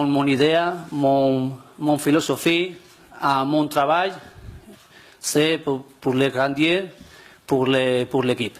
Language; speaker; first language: French; non-native, learner; Spanish